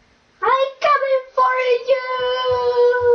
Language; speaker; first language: English; non-native, learner; Finnish